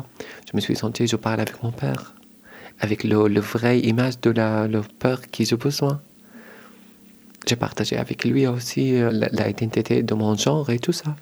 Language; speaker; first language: French; non-native, learner; Arabic